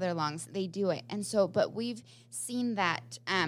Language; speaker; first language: English; non-native, fluent; Spanish